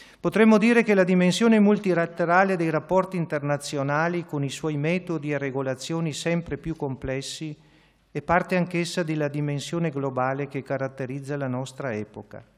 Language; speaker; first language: Italian; native; Italian